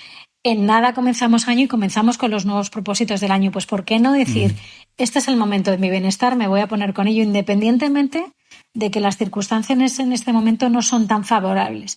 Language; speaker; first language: Spanish; native; Spanish